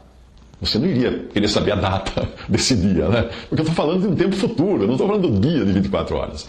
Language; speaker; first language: Portuguese; native; Portuguese